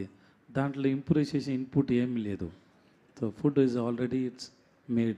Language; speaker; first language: Telugu; non-native, local second language; Tamil